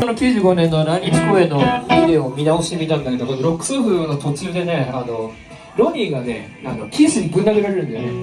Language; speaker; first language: Japanese; native; Japanese